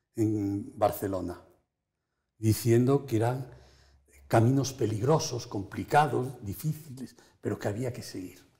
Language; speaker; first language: Spanish; native; Spanish